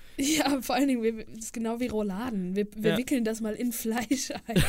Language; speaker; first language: German; native; German